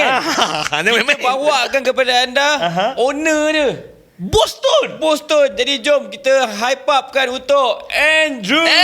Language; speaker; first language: Malay; native; Malay